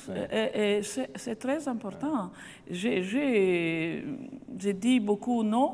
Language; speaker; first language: French; non-native, fluent; Italian